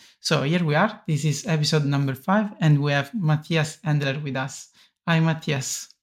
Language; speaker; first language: English; non-native, fluent; Italian